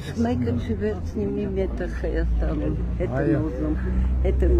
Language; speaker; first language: Armenian; non-native, fluent; Bulgarian